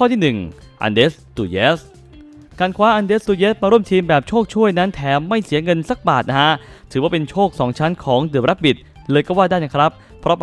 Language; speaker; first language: Thai; native; Thai